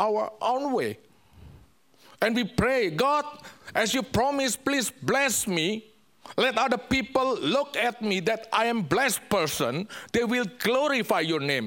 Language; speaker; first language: English; non-native, learner; Indonesian